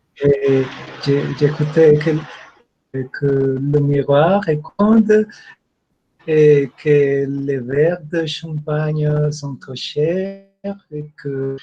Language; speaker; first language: French; non-native, learner; Spanish